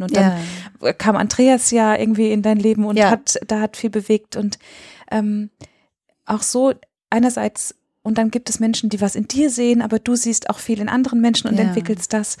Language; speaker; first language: German; native; German